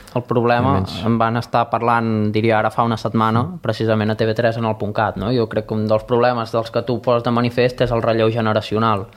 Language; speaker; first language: Catalan; native; Catalan